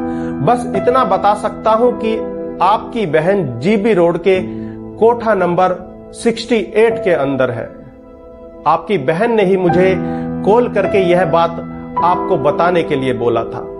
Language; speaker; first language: Hindi; native; Hindi